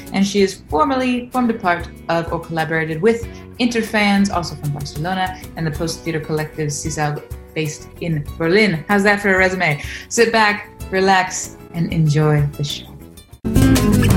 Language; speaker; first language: English; native; English